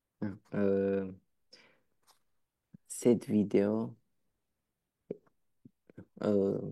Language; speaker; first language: French; non-native, learner; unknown